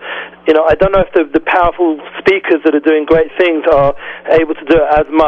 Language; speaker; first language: English; native; English